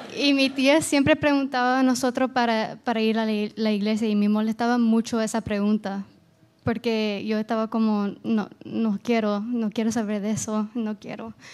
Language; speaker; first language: Spanish; non-native, fluent; Portuguese